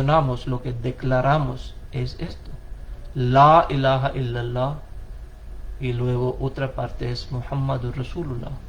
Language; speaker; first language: Spanish; non-native, fluent; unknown